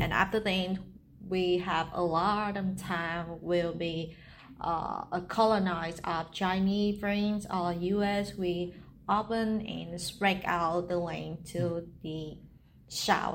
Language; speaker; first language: English; non-native, learner; Vietnamese